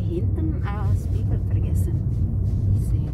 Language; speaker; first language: German; non-native, learner; Indonesian